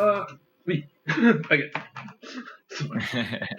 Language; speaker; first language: French; non-native, learner; English